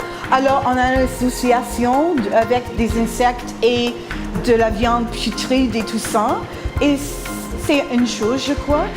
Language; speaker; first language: French; non-native, fluent; English